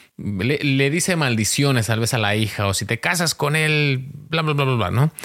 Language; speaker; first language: Spanish; early bilingual, heritage; Spanish